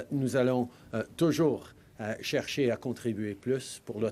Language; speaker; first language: French; native; French